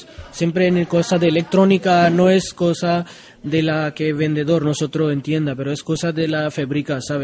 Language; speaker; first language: Spanish; non-native, learner; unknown